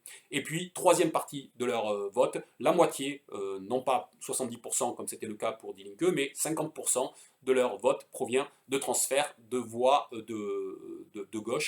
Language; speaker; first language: French; native; French